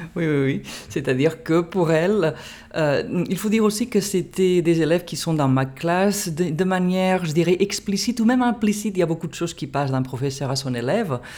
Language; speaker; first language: French; non-native, fluent; Catalan